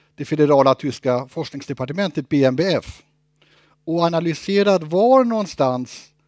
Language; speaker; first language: Swedish; non-native, fluent; German